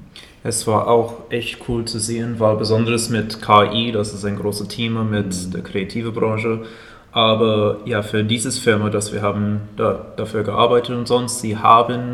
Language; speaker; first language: German; non-native, fluent; English